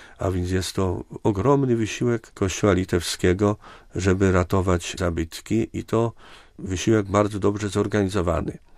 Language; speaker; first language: Polish; native; Polish